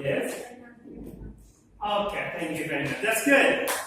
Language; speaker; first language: English; non-native, learner; Indonesian